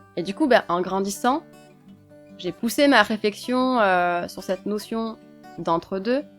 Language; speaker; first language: French; native; French